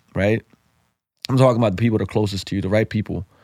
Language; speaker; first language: English; non-native, fluent; Slovenian